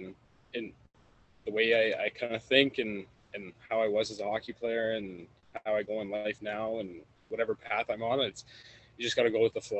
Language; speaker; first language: English; native; English